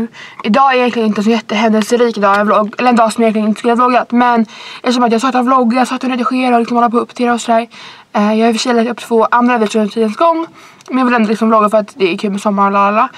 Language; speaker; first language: Swedish; native; Swedish